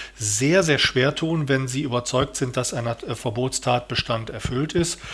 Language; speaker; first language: German; native; German